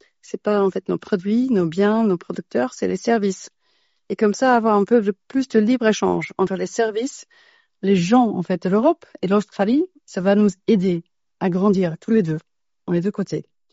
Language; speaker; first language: French; non-native, fluent; English